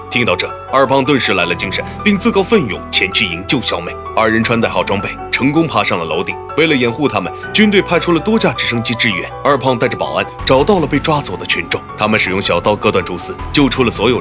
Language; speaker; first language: Chinese; native; Chinese